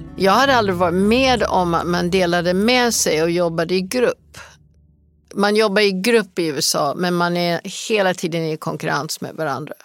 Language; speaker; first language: Swedish; non-native, fluent; English